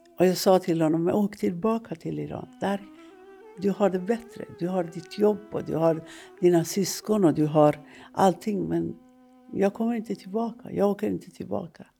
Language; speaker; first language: Swedish; non-native, fluent; Persian